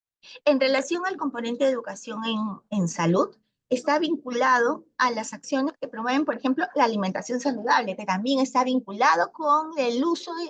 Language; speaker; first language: Spanish; native; Spanish